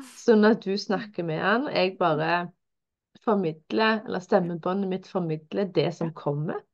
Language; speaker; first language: Norwegian; native; Norwegian